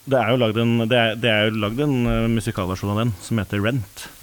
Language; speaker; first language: Norwegian; native; Norwegian